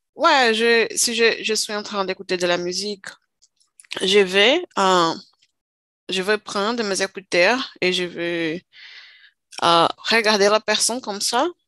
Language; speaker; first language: French; non-native, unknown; Portuguese